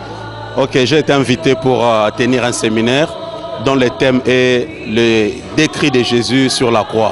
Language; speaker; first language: French; non-native, local second language; Lingala